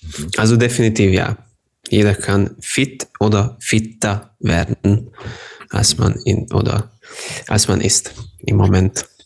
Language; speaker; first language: German; non-native, fluent; Hungarian